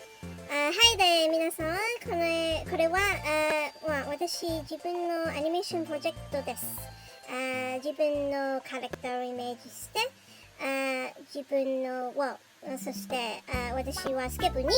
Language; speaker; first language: Japanese; non-native, learner; English